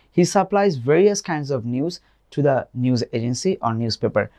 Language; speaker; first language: English; non-native, local second language; Bangla